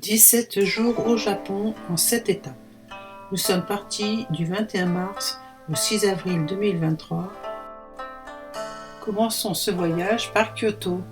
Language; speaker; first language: French; native; French